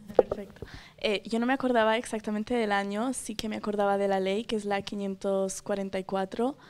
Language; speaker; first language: Spanish; native; Spanish